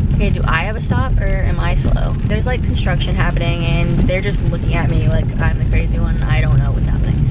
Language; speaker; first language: English; native; English